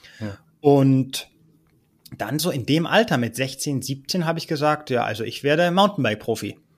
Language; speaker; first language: German; early bilingual, heritage; German